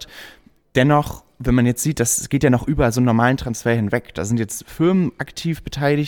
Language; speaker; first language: German; native; German